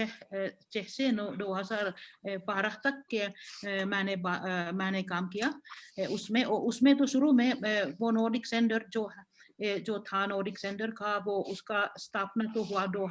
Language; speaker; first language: Hindi; non-native, fluent; Finnish